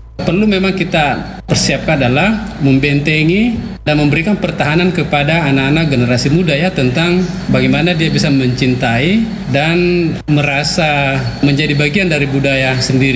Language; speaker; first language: Indonesian; native; Indonesian